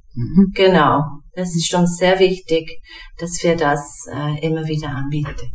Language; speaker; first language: German; non-native, fluent; English